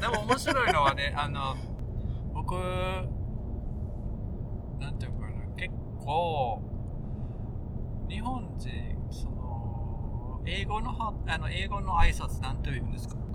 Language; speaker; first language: Japanese; non-native, fluent; Dutch